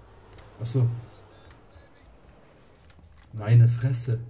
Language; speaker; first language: German; native; German